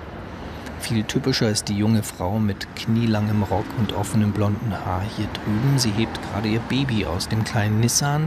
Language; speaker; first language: German; native; German